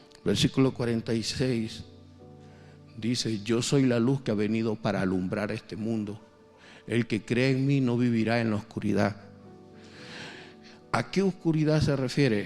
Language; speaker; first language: Spanish; native; Spanish